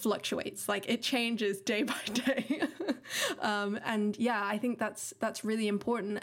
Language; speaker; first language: English; non-native, local second language; Cantonese